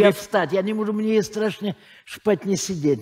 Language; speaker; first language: Czech; non-native, fluent; Russian